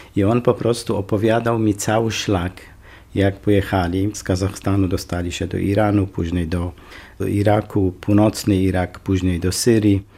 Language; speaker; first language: Polish; non-native, fluent; Kurdish